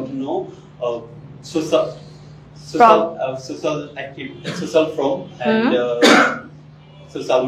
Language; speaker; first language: English; non-native, learner; Bangla